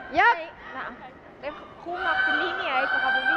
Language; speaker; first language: German; native; German